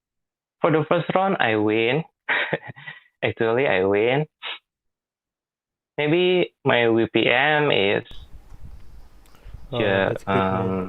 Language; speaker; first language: English; non-native, learner; Indonesian